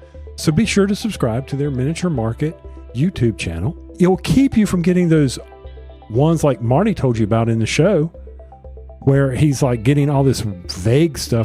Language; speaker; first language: English; native; English